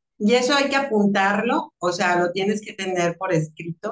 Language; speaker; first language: Spanish; native; Spanish